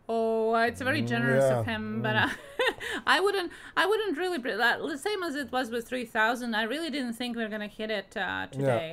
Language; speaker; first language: English; non-native, fluent; Latvian